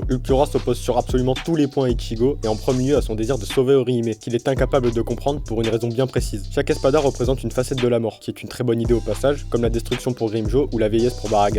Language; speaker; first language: French; native; French